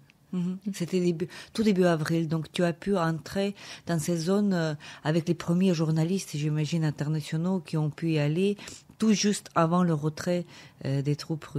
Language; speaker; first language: French; non-native, fluent; Ukrainian